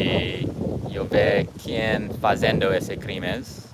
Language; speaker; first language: Portuguese; non-native, learner; English